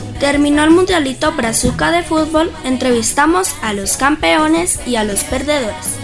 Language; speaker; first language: Spanish; native; Spanish